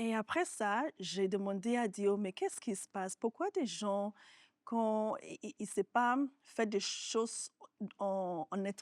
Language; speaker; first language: French; non-native, fluent; Yoruba